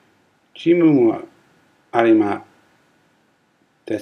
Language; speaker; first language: Japanese; non-native, learner; English